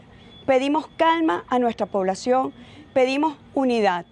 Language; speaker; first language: Spanish; native; Spanish